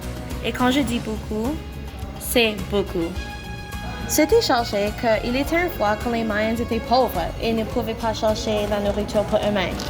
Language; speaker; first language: French; non-native, learner; English